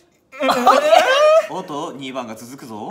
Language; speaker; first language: Japanese; native; Japanese